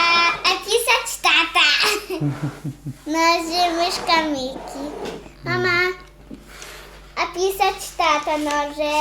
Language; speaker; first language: Polish; early bilingual, other home language; Russian